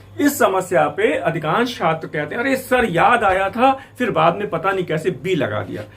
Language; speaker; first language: Hindi; native; Hindi